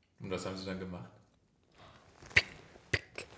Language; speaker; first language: German; native; German